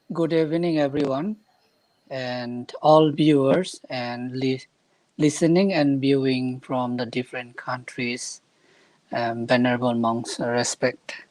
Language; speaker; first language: English; non-native, fluent; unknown